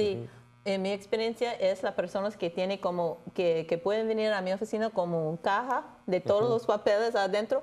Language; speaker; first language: Spanish; non-native, fluent; English